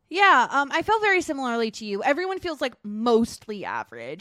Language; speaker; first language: English; native; English